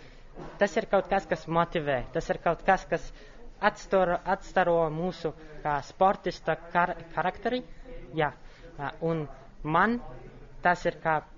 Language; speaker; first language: Latvian; non-native, local second language; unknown